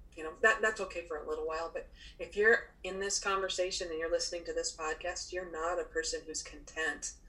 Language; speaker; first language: English; native; English